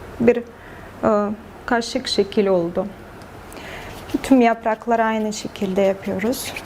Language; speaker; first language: Turkish; non-native, fluent; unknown